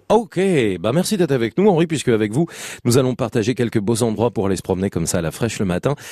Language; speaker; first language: French; native; French